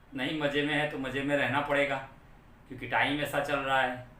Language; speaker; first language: Hindi; non-native, local second language; Gujarati